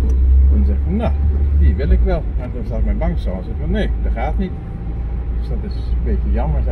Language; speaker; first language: Dutch; native; Dutch